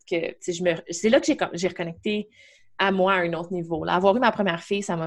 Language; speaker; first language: French; native; French